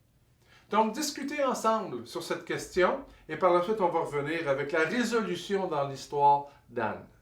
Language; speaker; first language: French; native; French